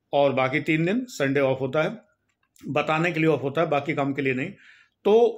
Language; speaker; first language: Hindi; native; Hindi